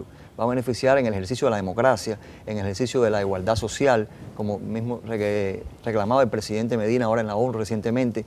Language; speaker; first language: Spanish; native; Spanish